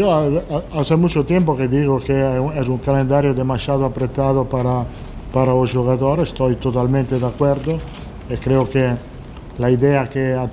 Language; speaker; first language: Portuguese; non-native, learner; Italian